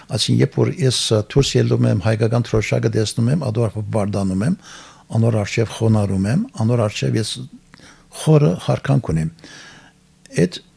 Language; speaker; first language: Armenian; early bilingual, heritage; Armenian